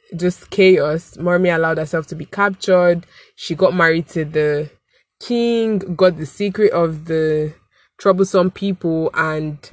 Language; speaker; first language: English; non-native, local second language; Yoruba